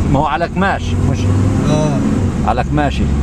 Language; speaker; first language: Arabic; native; Arabic